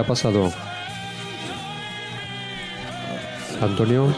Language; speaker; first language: Spanish; native; Spanish